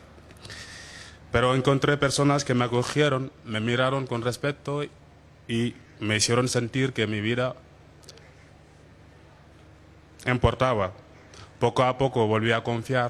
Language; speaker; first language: Spanish; non-native, fluent; Wolof